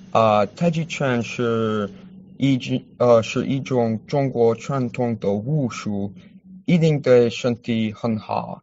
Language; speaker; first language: Chinese; non-native, learner; English